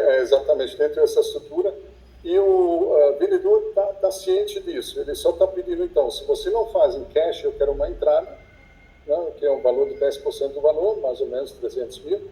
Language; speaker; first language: Portuguese; non-native, fluent; German